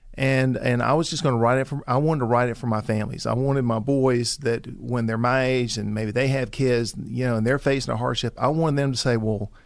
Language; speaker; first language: English; native; English